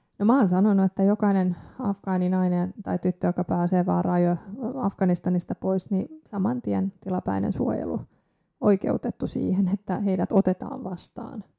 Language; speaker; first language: Finnish; early bilingual, other home language; Persian